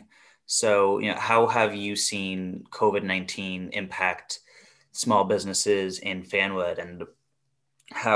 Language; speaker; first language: English; native; English